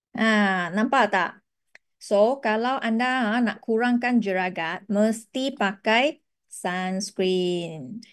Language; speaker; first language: Malay; non-native, local second language; Chinese